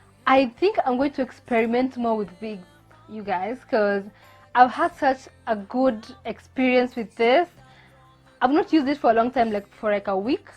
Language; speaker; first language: English; non-native, local second language; Swahili